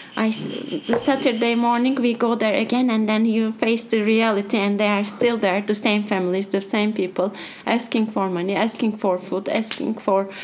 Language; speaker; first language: English; non-native, fluent; Turkish